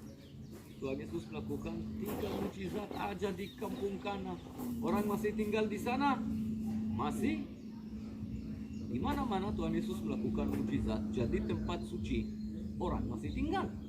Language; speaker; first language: Indonesian; non-native, fluent; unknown